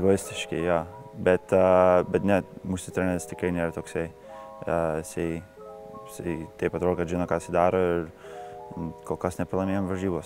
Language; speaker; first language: Lithuanian; early bilingual, heritage; Lithuanian